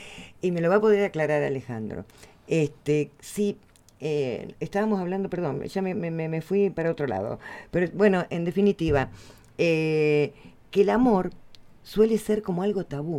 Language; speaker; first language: Spanish; native; Spanish